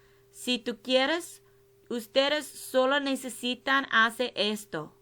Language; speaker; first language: Spanish; non-native, learner; English